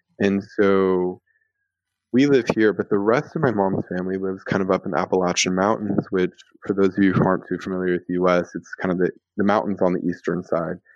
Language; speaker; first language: English; native; English